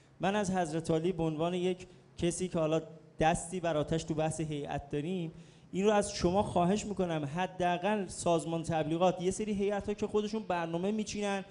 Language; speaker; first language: Persian; native; Persian